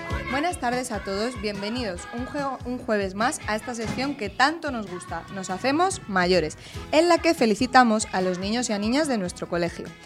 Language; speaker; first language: Spanish; native; Spanish